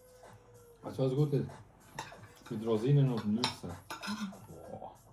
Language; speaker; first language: German; early bilingual, other home language; Indonesian